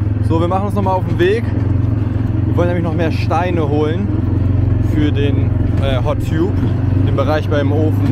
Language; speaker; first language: German; native; German